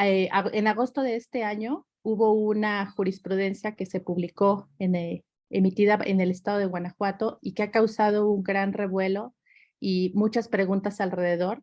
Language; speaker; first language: Spanish; native; Spanish